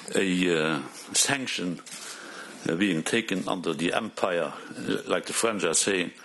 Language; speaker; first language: English; non-native, fluent; Luxembourgish